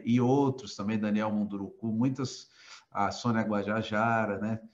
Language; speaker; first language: Portuguese; native; Portuguese